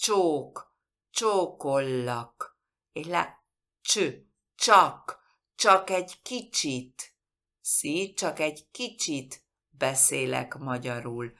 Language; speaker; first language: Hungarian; non-native, learner; Spanish